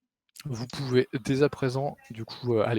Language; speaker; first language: French; native; French